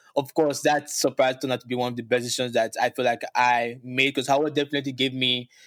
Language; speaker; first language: English; non-native, local second language; Yoruba